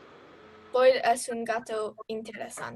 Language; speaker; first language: Spanish; non-native, learner; English